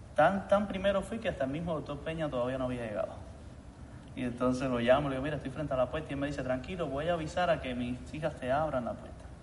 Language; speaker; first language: Spanish; native; Spanish